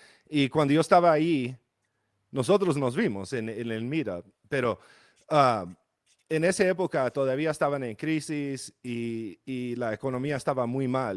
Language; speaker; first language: Spanish; non-native, fluent; English